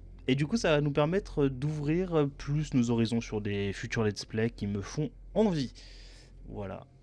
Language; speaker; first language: French; native; French